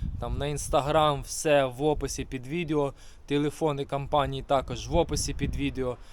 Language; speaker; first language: Ukrainian; native; Ukrainian